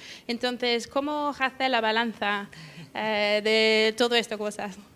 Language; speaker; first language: Spanish; non-native, learner; English